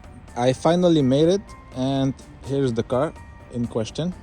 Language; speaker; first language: English; non-native, fluent; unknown